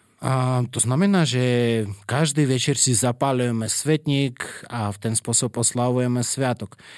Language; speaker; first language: Slovak; non-native, fluent; Russian